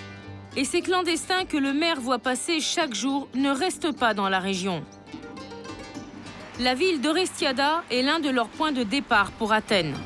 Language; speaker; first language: French; native; French